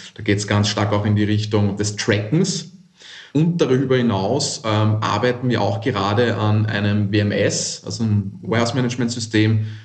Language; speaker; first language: German; native; German